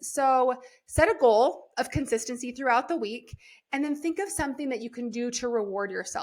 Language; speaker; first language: English; native; English